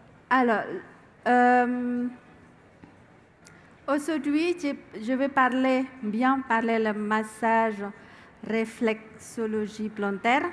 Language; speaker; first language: French; non-native, learner; Indonesian